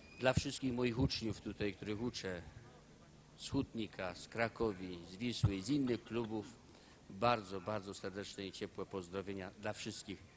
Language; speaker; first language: Polish; native; Polish